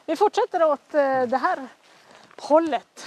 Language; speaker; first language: Swedish; native; Swedish